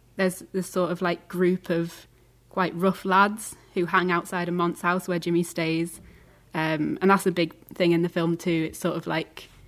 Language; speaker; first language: English; native; English